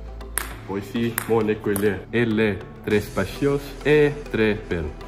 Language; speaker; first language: French; non-native, learner; Estonian